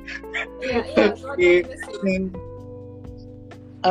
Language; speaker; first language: Indonesian; non-native, fluent; Turkish